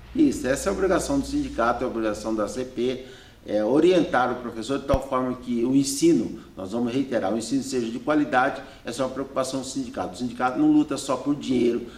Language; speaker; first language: Portuguese; native; Portuguese